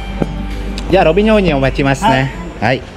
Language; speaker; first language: Japanese; non-native, fluent; Indonesian